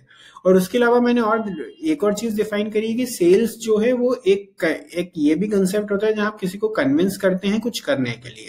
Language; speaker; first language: Hindi; native; Hindi